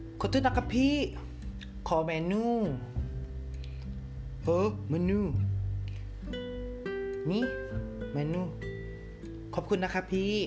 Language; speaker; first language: Thai; non-native, learner; Indonesian